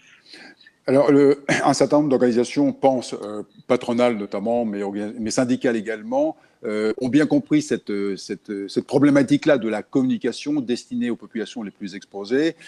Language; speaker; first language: French; native; French